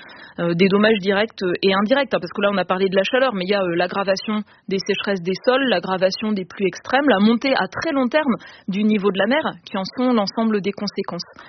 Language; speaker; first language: French; native; French